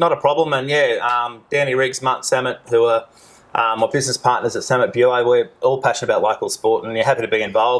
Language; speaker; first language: English; native; English